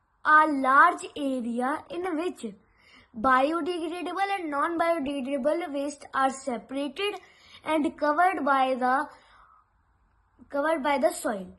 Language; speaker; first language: English; non-native, local second language; Hindi